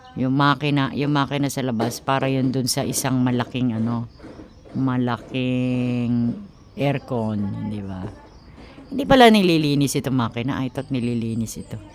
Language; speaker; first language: Filipino; native; Filipino